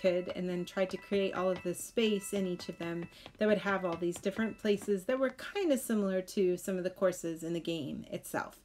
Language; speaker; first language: English; native; English